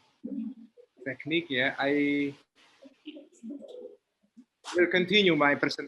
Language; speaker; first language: English; non-native, fluent; Indonesian